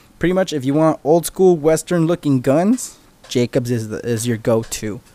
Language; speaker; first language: English; early bilingual, other home language; Spanish